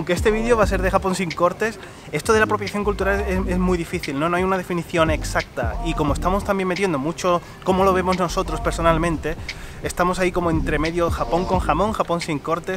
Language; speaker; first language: Spanish; native; Spanish